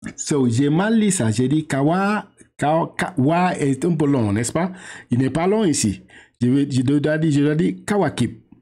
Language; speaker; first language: French; non-native, local second language; Wolof